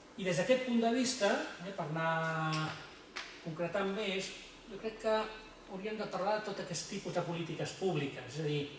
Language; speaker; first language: Catalan; native; Catalan